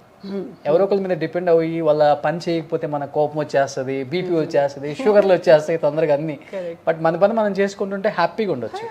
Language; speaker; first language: Telugu; native; Telugu